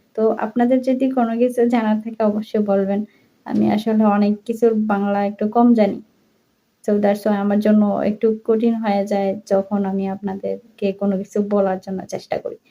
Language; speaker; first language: Bangla; early bilingual, heritage; Arabic